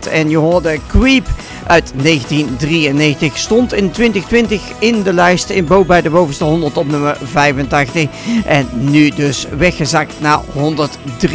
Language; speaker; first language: Dutch; native; Dutch